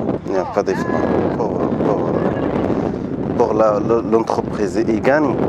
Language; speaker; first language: French; non-native, learner; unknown